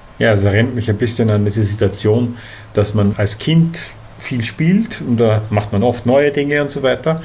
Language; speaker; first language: German; native; German